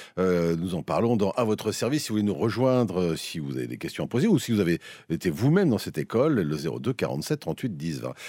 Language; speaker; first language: French; native; French